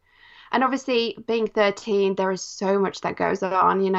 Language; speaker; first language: English; early bilingual, other home language; Polish